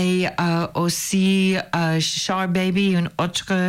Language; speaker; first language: French; non-native, learner; English